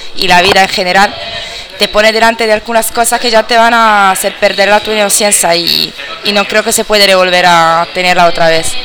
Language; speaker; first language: Spanish; non-native, learner; Italian